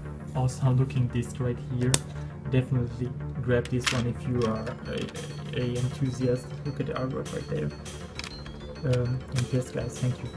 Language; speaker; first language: English; non-native, fluent; German